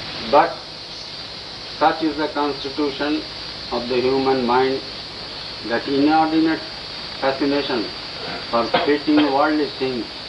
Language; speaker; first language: English; non-native, local second language; Bangla